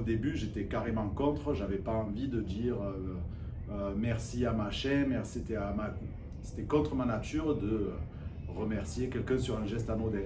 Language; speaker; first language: French; native; French